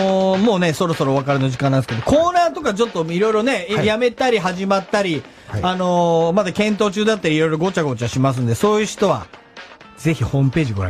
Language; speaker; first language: Japanese; native; Japanese